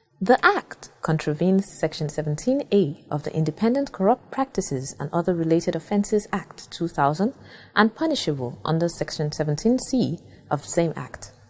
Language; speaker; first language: English; non-native, local second language; Yoruba